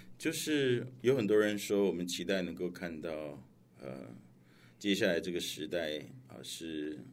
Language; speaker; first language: Chinese; native; Chinese